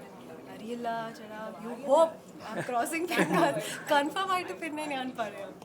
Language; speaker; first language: Malayalam; early bilingual, heritage; Malayalam